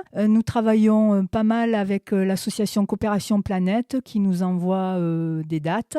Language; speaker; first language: French; native; French